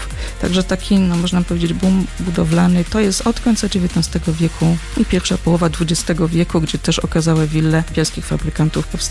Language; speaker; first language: Polish; native; Polish